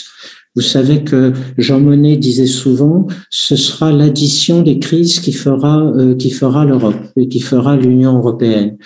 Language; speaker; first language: French; native; French